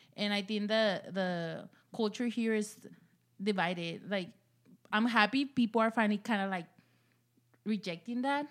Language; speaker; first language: English; early bilingual, other home language; Spanish